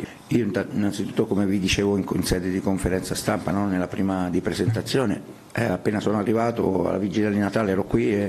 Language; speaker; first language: Italian; native; Italian